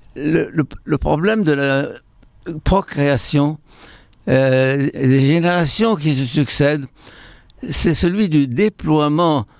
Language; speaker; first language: French; non-native, fluent; Arabic